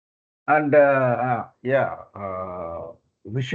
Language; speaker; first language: English; non-native, learner; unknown